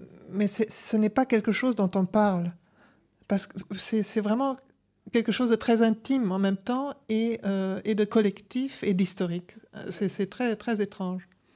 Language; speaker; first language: French; non-native, fluent; German